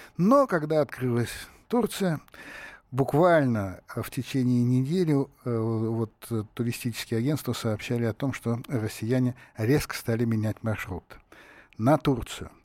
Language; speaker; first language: Russian; native; Russian